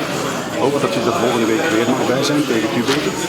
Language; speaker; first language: Dutch; native; Dutch